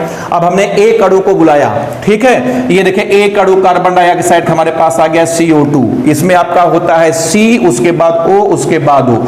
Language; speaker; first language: Hindi; native; Hindi